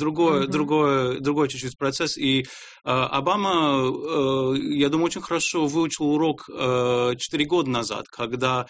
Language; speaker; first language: Russian; non-native, fluent; English